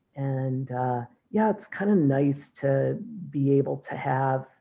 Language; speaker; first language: English; native; English